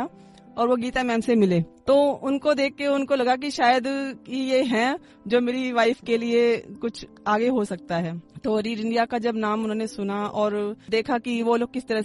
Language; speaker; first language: Hindi; native; Hindi